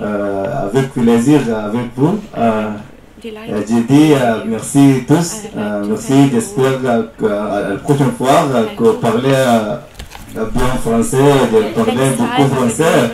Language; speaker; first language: French; non-native, learner; Arabic